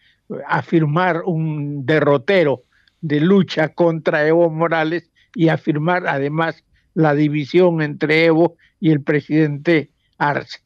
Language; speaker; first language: Spanish; native; Spanish